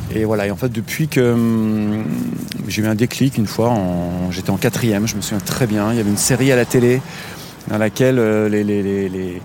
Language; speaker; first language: French; native; French